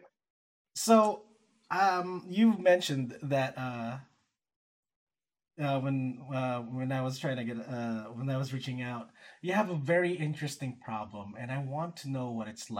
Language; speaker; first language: English; non-native, local second language; Filipino